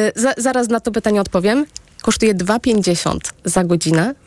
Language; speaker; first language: Polish; native; Polish